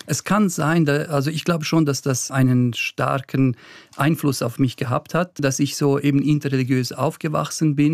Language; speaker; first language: German; early bilingual, other home language; Bosnian